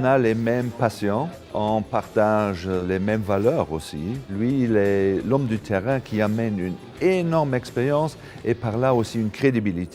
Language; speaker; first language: French; non-native, local second language; Luxembourgish